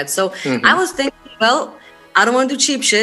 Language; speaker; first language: English; non-native, fluent; Swiss German